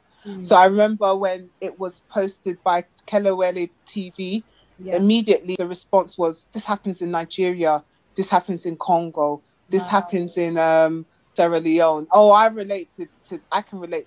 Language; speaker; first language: English; native; English